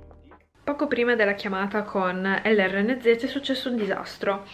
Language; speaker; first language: Italian; native; Italian